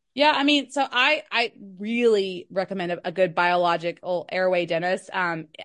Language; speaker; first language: English; native; English